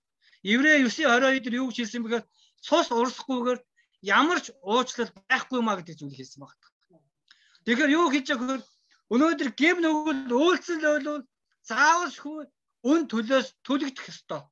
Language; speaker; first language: Mongolian; non-native, fluent; Korean